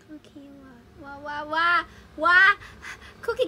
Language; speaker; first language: Japanese; non-native, learner; Chinese